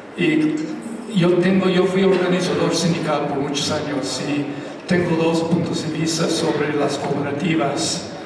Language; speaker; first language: Spanish; non-native, fluent; English